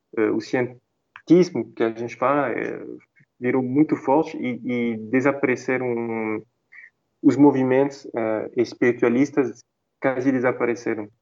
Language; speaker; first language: Portuguese; non-native, fluent; French